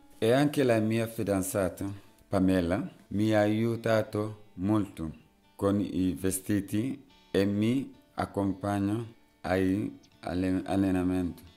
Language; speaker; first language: Italian; non-native, fluent; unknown